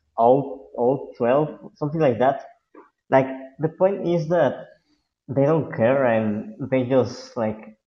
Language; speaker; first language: English; non-native, fluent; Spanish